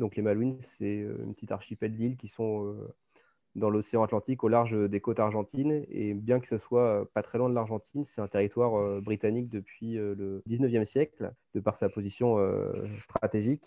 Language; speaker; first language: French; native; French